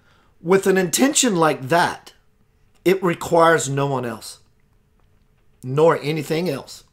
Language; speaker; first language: English; native; English